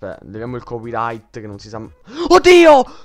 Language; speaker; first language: Italian; native; Italian